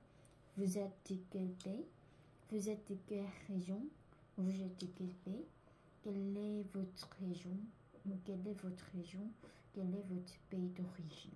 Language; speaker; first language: French; non-native, learner; Korean